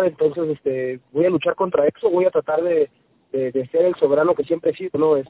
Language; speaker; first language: Spanish; native; Spanish